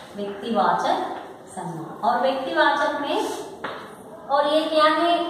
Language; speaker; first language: Hindi; non-native, local second language; Telugu